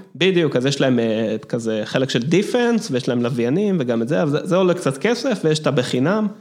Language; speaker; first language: Hebrew; early bilingual, other home language; English